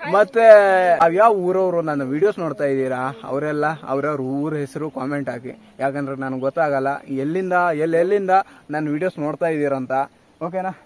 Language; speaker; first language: Kannada; native; Kannada